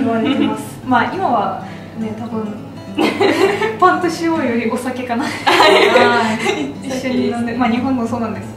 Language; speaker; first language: Japanese; non-native, fluent; Russian